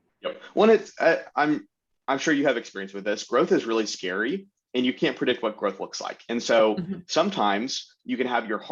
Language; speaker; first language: English; native; English